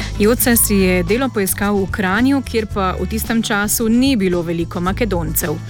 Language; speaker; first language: Slovenian; native; Slovenian